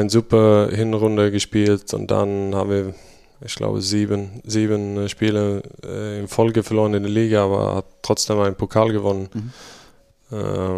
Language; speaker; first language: German; non-native, fluent; Swedish